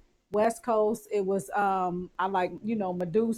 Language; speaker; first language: English; native; English